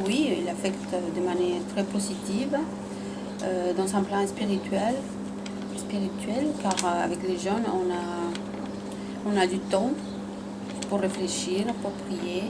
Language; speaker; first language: French; non-native, fluent; Spanish